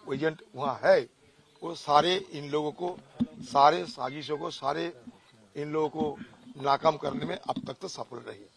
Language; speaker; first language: Hindi; non-native, local second language; Bangla